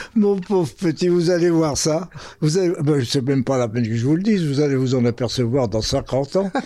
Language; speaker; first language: French; early bilingual, other home language; Spanish